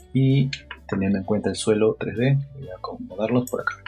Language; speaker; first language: Spanish; native; Spanish